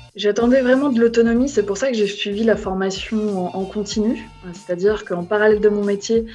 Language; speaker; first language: French; native; French